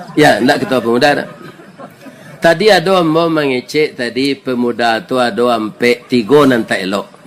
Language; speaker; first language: Malay; non-native, local second language; Minangkabau